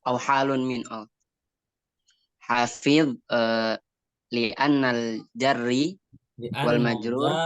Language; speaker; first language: Arabic; non-native, learner; Indonesian